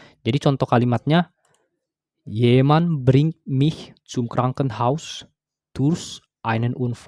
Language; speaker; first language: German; non-native, fluent; Indonesian